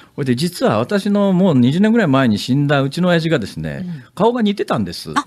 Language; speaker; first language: Japanese; native; Japanese